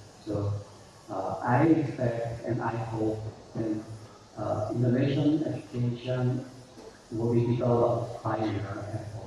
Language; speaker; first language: English; non-native, fluent; Korean